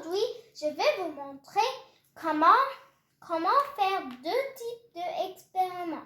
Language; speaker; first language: French; non-native, learner; English